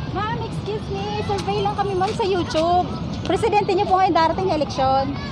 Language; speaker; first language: Filipino; native; Filipino